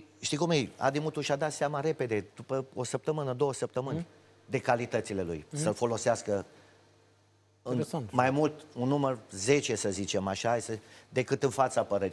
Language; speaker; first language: Romanian; native; Romanian